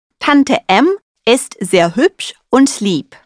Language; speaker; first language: German; non-native, fluent; Russian